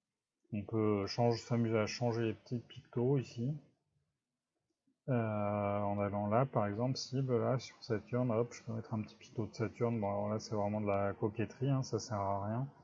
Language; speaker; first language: French; native; French